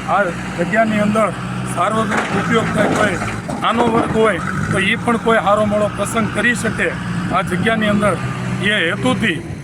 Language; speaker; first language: Gujarati; native; Gujarati